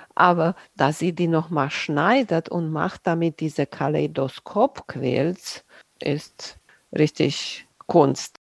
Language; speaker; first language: German; non-native, fluent; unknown